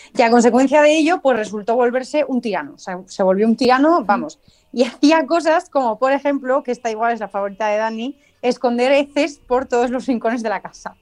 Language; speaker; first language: Spanish; native; Spanish